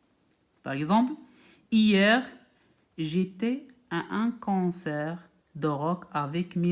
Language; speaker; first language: French; non-native, local second language; Arabic